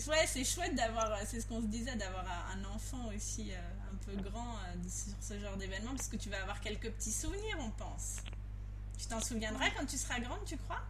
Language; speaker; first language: French; native; French